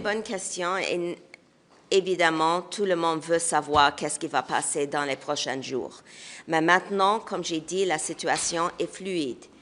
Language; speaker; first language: French; non-native, local second language; English